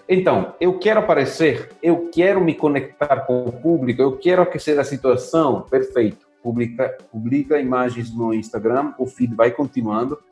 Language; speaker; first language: Portuguese; non-native, fluent; Italian